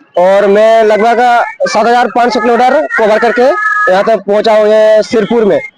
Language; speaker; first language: Hindi; native; Hindi